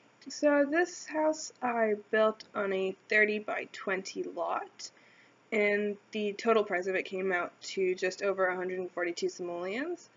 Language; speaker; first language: English; native; English